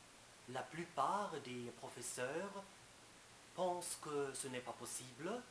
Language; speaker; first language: French; non-native, fluent; German